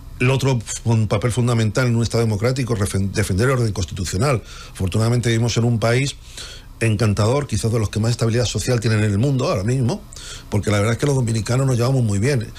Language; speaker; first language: Spanish; native; Spanish